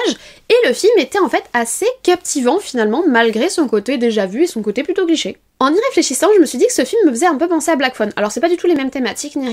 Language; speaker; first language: French; native; French